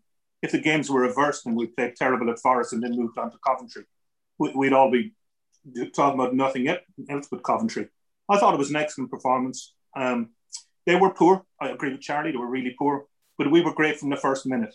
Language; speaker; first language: English; native; English